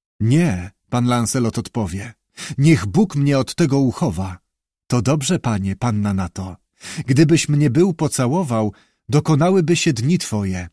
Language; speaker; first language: Polish; native; Polish